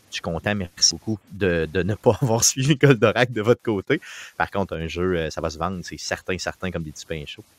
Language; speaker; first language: French; native; French